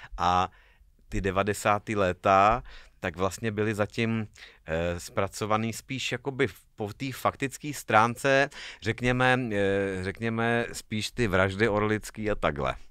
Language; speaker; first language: Czech; native; Czech